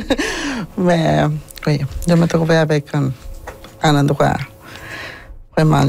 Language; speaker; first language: French; non-native, learner; Spanish